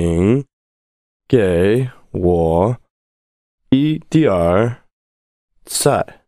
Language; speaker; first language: Chinese; non-native, learner; English